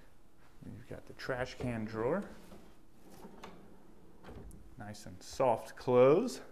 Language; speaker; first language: English; native; English